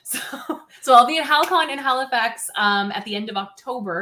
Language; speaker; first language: English; native; English